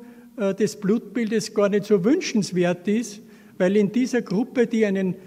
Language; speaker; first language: German; native; German